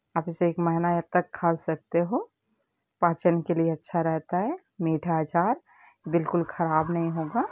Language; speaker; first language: Hindi; non-native, local second language; Telugu